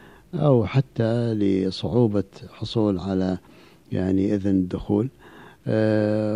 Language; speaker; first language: Arabic; native; Arabic